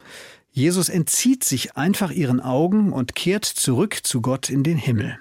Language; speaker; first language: German; native; German